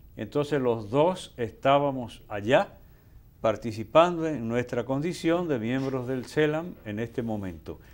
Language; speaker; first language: Spanish; native; Spanish